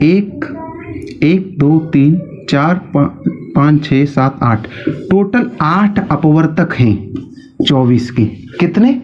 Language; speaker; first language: Hindi; native; Hindi